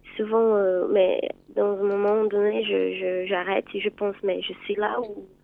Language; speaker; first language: French; non-native, fluent; Portuguese